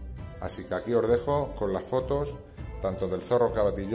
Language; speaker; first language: Spanish; native; Spanish